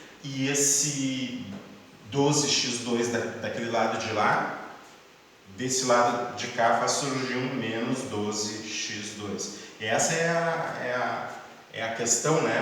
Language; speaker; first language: Portuguese; native; Portuguese